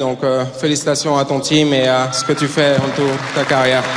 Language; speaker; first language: French; native; French